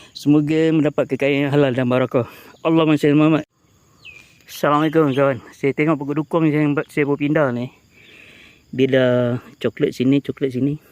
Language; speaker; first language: Malay; native; Malay